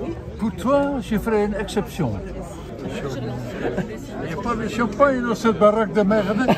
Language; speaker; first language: French; non-native, fluent; Dutch